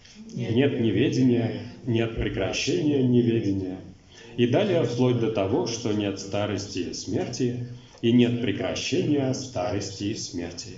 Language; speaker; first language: Russian; native; Russian